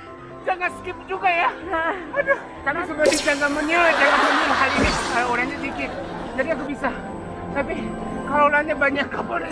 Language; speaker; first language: Indonesian; early bilingual, other home language; Japanese